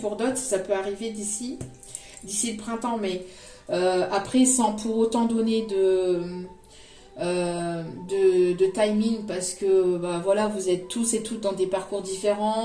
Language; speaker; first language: French; native; French